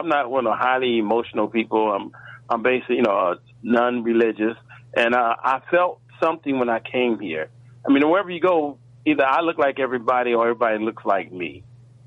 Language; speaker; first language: English; native; English